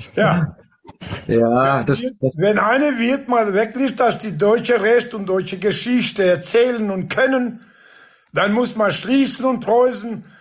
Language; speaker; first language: German; non-native, fluent; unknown